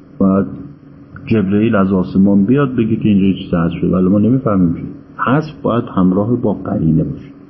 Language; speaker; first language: Persian; native; Persian